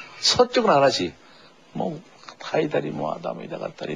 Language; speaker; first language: Japanese; non-native, fluent; Korean